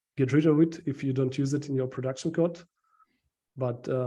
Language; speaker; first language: English; non-native, fluent; Ukrainian